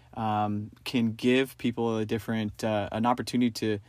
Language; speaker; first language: English; native; English